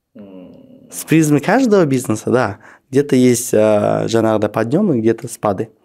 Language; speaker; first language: Russian; non-native, local second language; Kazakh